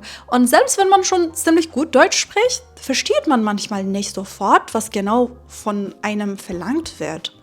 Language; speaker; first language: German; non-native, fluent; Persian